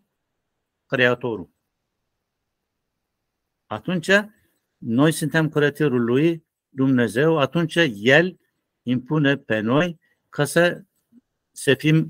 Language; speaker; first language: Romanian; non-native, learner; Turkish